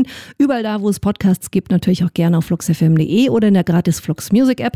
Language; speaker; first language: German; native; German